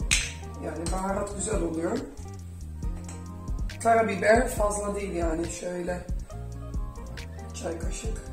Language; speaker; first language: Turkish; non-native, fluent; Dutch